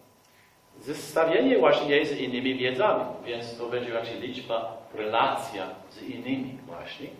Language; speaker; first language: Polish; non-native, fluent; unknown